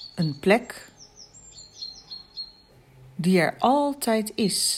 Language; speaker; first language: Dutch; native; Dutch